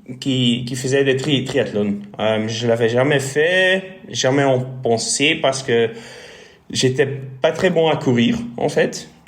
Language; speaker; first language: French; non-native, local second language; Dutch